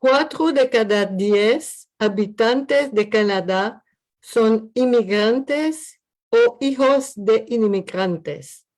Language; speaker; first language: Spanish; non-native, learner; French